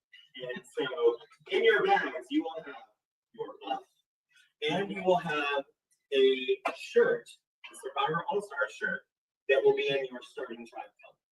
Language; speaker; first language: English; native; English